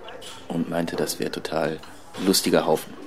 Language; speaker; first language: German; native; German